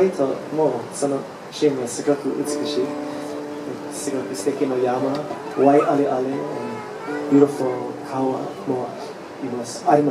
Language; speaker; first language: Japanese; non-native, learner; English